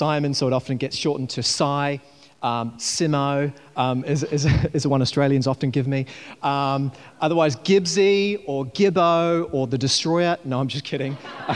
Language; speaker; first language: English; native; English